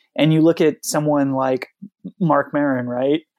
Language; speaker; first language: English; native; English